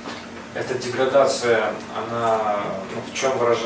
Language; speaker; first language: Russian; native; Russian